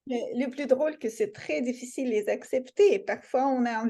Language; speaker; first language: French; non-native, fluent; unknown